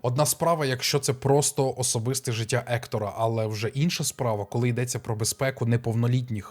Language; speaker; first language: Ukrainian; native; Ukrainian